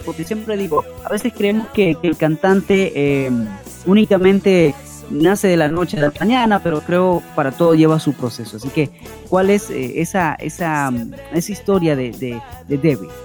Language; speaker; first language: Spanish; native; Spanish